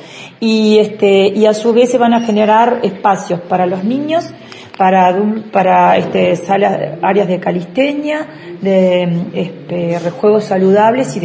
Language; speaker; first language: Spanish; native; Spanish